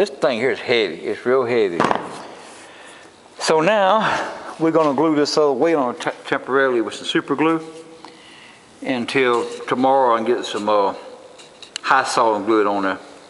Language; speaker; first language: English; native; English